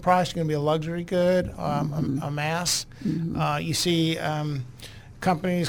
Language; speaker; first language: English; native; English